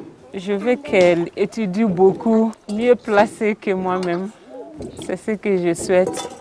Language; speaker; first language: French; non-native, local second language; Bambara